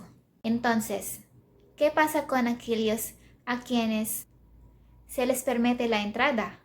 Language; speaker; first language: Spanish; non-native, learner; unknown